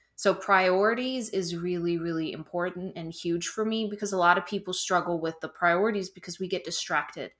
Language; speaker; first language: English; non-native, fluent; German